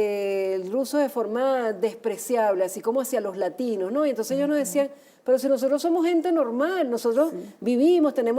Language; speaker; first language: Spanish; native; Spanish